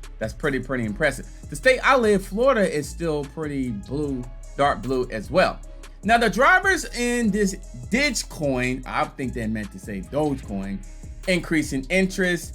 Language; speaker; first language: English; native; English